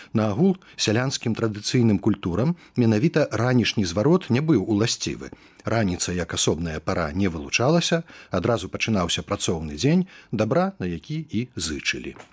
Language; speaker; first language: Belarusian; native; Belarusian